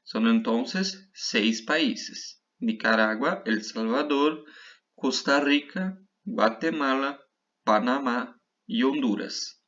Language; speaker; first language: Spanish; non-native, fluent; Portuguese